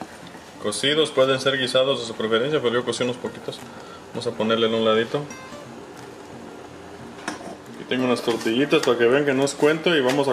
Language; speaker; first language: Spanish; native; Spanish